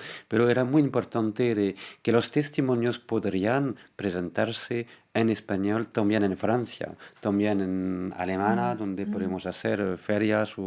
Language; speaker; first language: Spanish; non-native, fluent; French